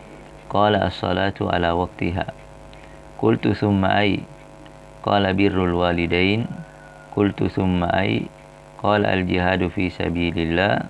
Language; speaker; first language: Arabic; non-native, fluent; Indonesian